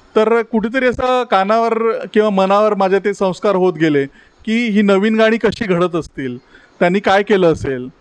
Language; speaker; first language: Marathi; native; Marathi